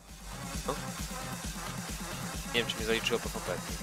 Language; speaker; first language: Polish; native; Polish